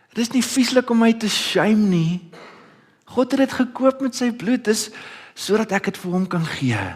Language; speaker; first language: Afrikaans; early bilingual, other home language; Dutch